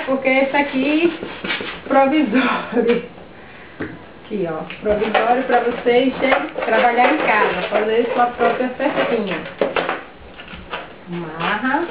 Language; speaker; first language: Portuguese; native; Portuguese